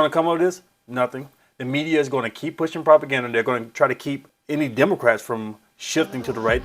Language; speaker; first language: English; native; English